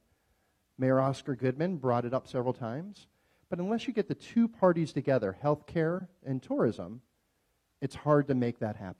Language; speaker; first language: English; native; English